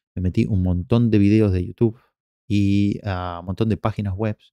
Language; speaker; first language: Spanish; native; Spanish